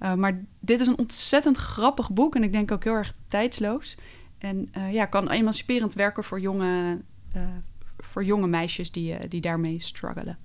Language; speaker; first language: Dutch; native; Dutch